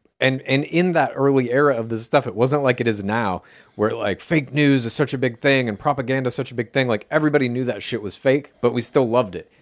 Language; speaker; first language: English; native; English